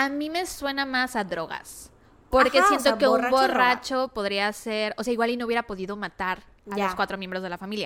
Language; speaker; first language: Spanish; native; Spanish